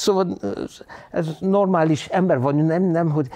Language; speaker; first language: Hungarian; non-native, learner; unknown